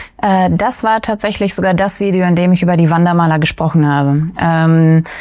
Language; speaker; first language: German; early bilingual, other home language; Russian